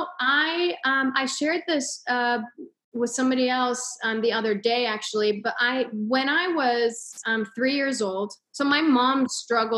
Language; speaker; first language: English; non-native, fluent; Persian